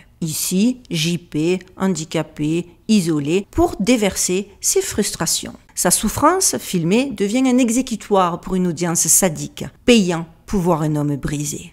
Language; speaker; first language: French; native; French